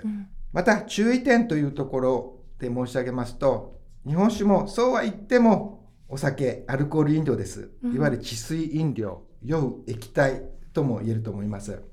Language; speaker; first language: Japanese; native; Japanese